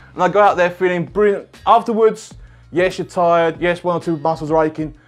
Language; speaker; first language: English; native; English